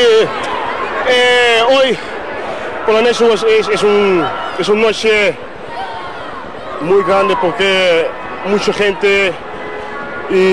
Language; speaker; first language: Spanish; non-native, learner; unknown